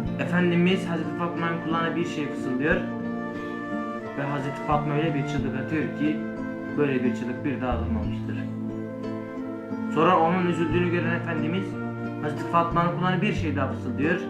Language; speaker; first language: Turkish; native; Turkish